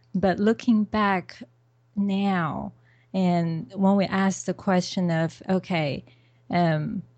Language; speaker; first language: English; non-native, fluent; Chinese